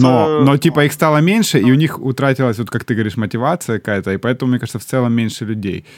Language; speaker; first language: Russian; native; Russian